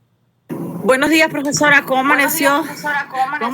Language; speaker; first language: Spanish; native; Spanish